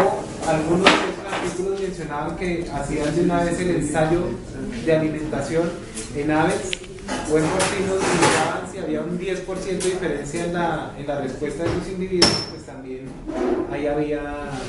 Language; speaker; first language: Spanish; native; Spanish